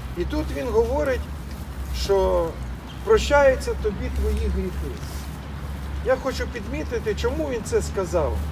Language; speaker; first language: Ukrainian; non-native, local second language; Russian